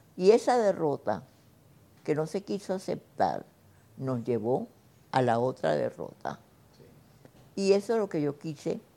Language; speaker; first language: Spanish; early bilingual, other home language; German